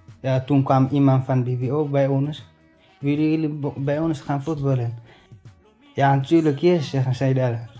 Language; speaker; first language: Dutch; non-native, learner; Tigrinya